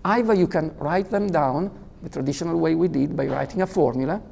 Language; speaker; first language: English; non-native, fluent; Italian